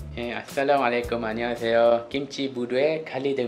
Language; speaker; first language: Korean; non-native, fluent; Malay